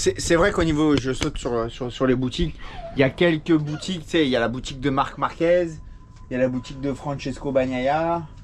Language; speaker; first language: French; native; French